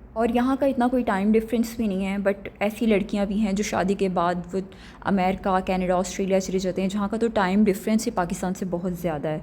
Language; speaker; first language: Urdu; native; Urdu